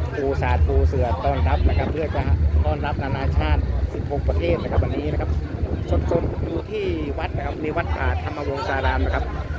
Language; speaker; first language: Thai; native; Thai